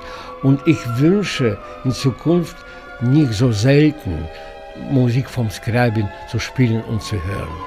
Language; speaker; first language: German; non-native, learner; Russian